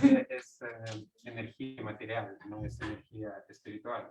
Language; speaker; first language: Spanish; non-native, learner; Russian